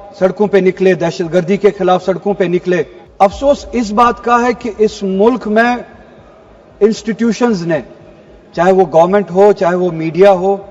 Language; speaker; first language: Urdu; non-native, local second language; Kashmiri